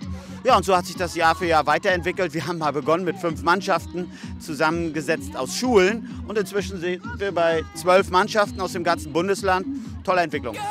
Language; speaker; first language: German; native; German